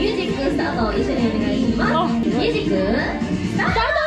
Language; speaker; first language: Japanese; native; Japanese